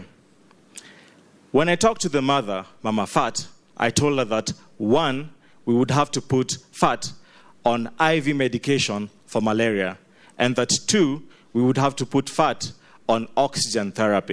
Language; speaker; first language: English; non-native, local second language; Ganda